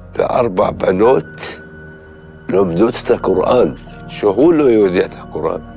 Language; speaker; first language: Hebrew; non-native, local second language; Arabic